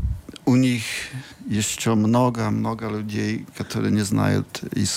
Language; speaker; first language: Russian; non-native, learner; Polish